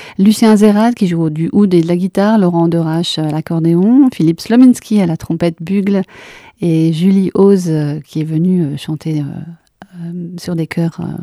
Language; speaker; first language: French; native; French